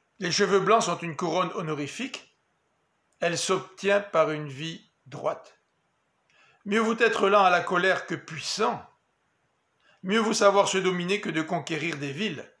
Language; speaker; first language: French; native; French